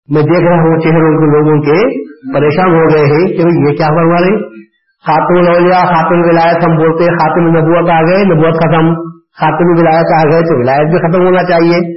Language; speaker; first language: Urdu; native; Urdu